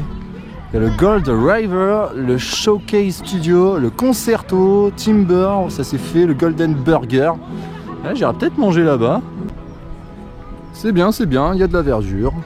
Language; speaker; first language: French; native; French